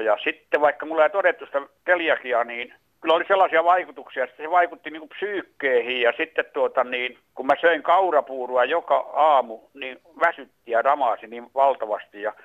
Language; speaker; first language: Finnish; native; Finnish